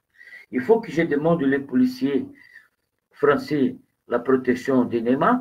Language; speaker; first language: French; non-native, fluent; Portuguese